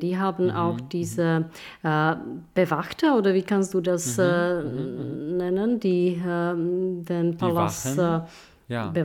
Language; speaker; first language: German; non-native, fluent; Czech